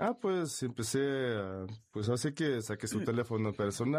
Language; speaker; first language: Spanish; non-native, fluent; Russian